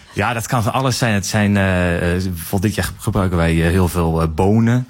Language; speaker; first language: Dutch; native; Dutch